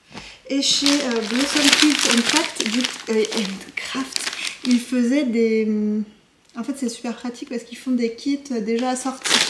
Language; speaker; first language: French; native; French